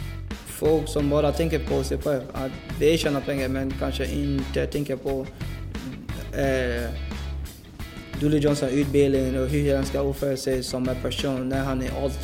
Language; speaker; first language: Swedish; non-native, fluent; English